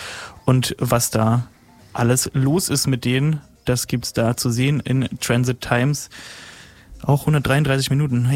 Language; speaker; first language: German; native; German